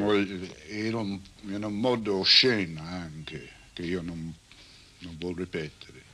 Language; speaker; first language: Italian; non-native, learner; English